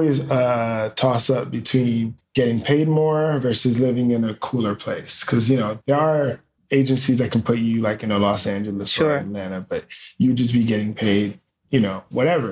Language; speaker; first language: English; native; English